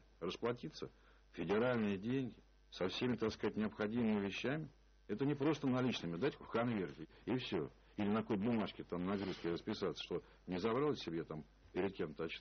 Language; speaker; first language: Russian; native; Russian